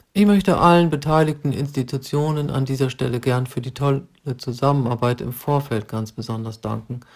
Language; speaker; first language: German; native; German